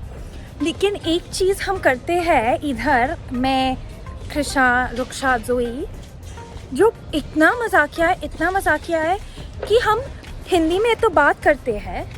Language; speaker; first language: Hindi; non-native, local second language; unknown